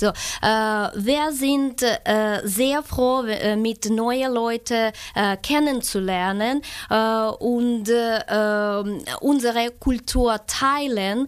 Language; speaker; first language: German; non-native, fluent; Ukrainian